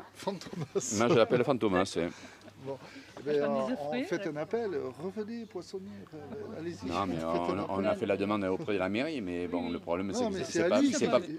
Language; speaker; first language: French; native; French